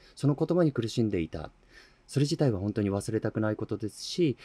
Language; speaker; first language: Japanese; native; Japanese